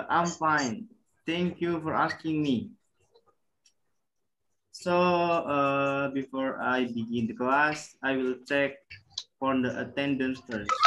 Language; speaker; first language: English; non-native, learner; Indonesian